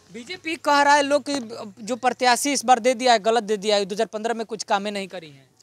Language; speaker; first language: Hindi; native; Hindi